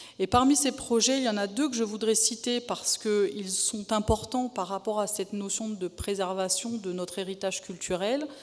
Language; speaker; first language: French; native; French